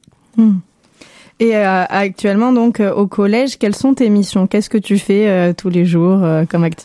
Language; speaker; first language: French; native; French